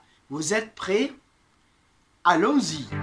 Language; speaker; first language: French; non-native, fluent; Portuguese